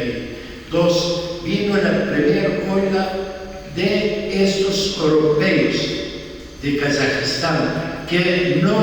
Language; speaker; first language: Spanish; non-native, fluent; Arabic